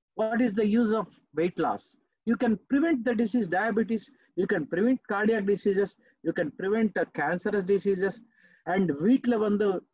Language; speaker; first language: English; non-native, local second language; Telugu